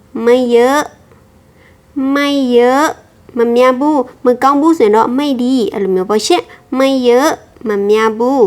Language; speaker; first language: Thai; non-native, fluent; Burmese